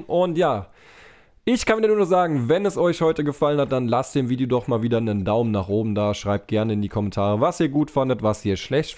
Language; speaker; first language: German; native; German